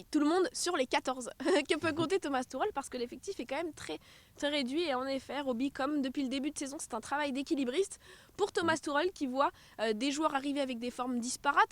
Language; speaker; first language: French; native; French